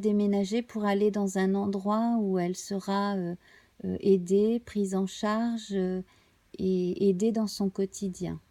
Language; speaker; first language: French; native; French